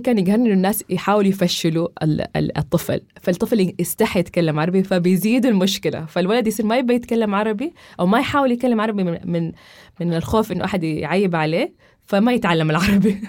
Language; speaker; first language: Arabic; native; Arabic